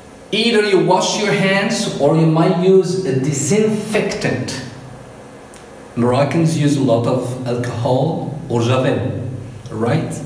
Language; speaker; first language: English; non-native, fluent; Arabic